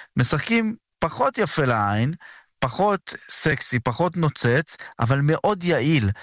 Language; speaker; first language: Hebrew; native; Hebrew